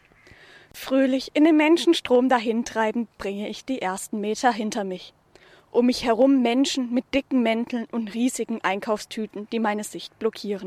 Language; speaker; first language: German; native; German